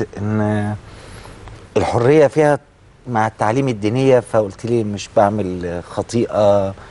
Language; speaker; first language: Arabic; native; Arabic